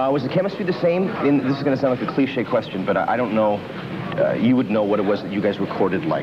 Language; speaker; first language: English; native; English